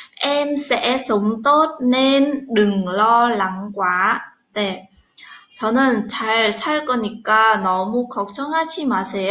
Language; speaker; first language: Korean; non-native, fluent; Vietnamese